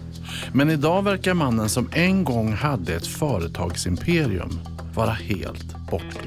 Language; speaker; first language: Swedish; native; Swedish